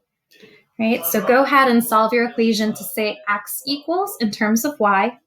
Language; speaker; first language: English; native; English